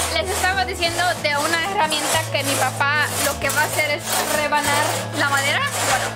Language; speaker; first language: Spanish; non-native, fluent; Romanian